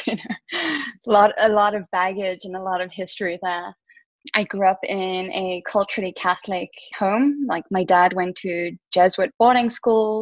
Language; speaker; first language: English; early bilingual, other home language; French